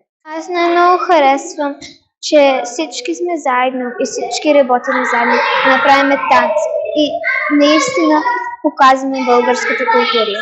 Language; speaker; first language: Bulgarian; early bilingual, heritage; English